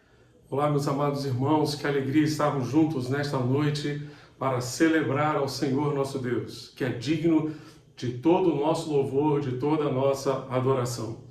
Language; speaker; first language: Portuguese; native; Portuguese